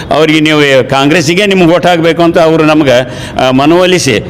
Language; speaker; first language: Kannada; non-native, local second language; Urdu